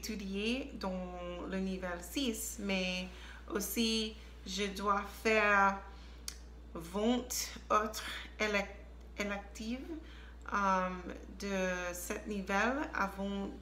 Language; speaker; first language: French; non-native, learner; English